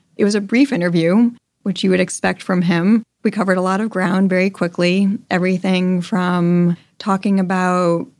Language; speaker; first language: English; native; English